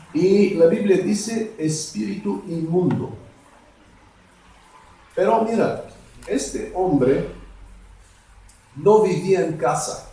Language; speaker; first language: Spanish; non-native, fluent; Bulgarian